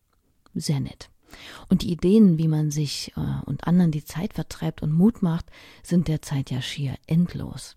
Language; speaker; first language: German; native; German